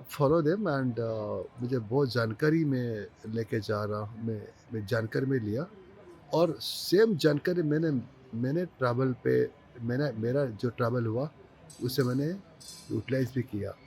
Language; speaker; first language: Hindi; non-native, local second language; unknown